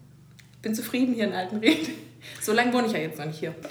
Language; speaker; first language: German; native; German